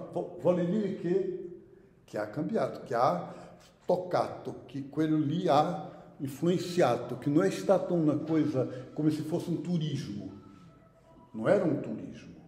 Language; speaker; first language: Italian; non-native, fluent; Portuguese